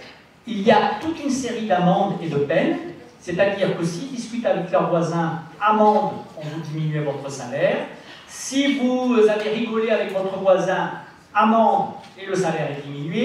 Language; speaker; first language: French; native; French